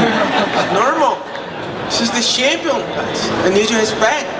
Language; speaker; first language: English; non-native, learner; Portuguese